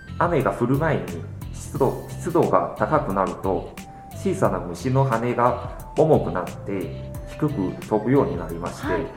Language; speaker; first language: Japanese; non-native, fluent; Chinese